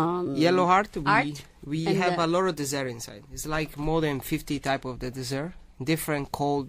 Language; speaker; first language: English; non-native, learner; Italian